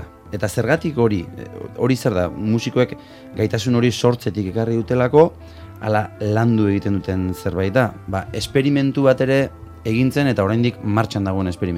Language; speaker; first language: Basque; native; Basque